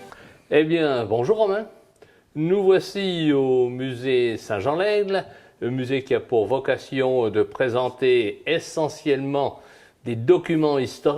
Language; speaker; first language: French; native; French